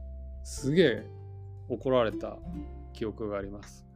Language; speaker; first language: Japanese; native; Japanese